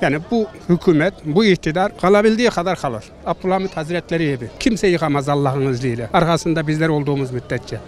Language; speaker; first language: Turkish; native; Turkish